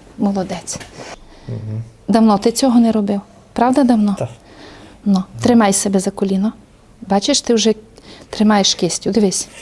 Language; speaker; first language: Ukrainian; non-native, local second language; Hungarian